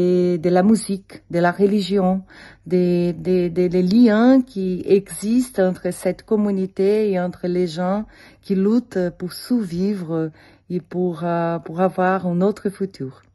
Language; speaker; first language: French; non-native, fluent; Portuguese